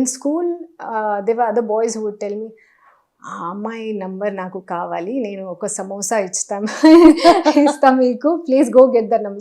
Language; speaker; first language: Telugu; non-native, local second language; Hindi